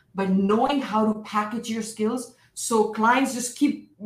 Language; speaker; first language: English; non-native, local second language; Hindi